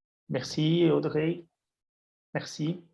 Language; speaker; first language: French; non-native, fluent; Portuguese